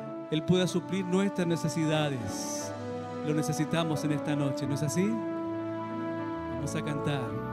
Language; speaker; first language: Spanish; native; Spanish